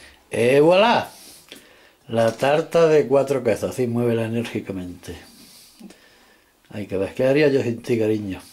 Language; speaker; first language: Spanish; native; Spanish